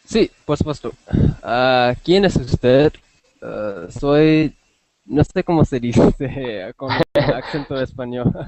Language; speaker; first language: Spanish; non-native, learner; English